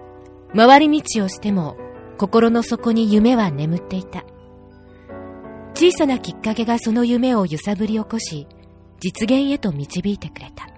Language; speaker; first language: Japanese; native; Japanese